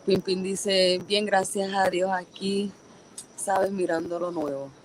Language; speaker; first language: Spanish; early bilingual, heritage; Spanish